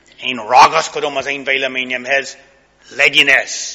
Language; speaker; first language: Hungarian; non-native, fluent; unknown